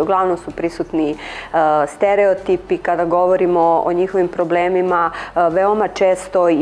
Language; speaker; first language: Serbian; native; Serbian